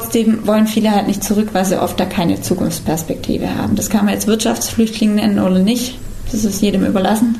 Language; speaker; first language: German; native; German